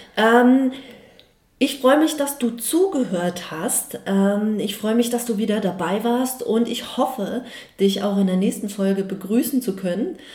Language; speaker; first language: German; early bilingual, other home language; Chinese